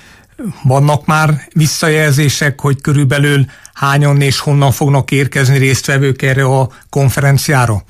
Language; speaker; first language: Hungarian; native; Hungarian